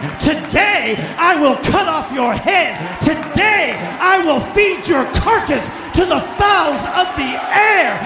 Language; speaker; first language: English; native; English